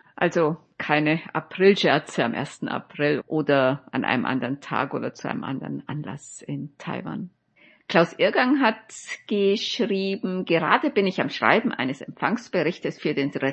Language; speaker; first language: German; native; German